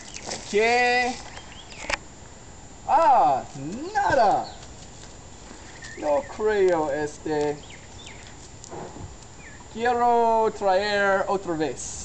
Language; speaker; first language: Spanish; non-native, learner; English